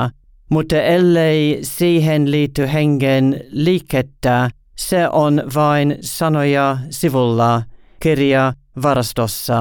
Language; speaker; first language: Finnish; non-native, learner; English